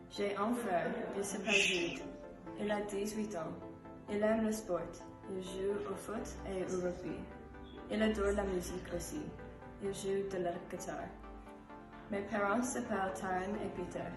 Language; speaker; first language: French; non-native, learner; English